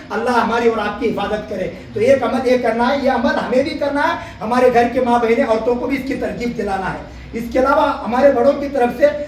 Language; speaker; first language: Hindi; non-native, local second language; Urdu